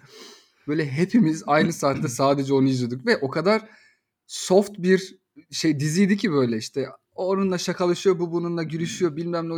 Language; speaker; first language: Turkish; native; Turkish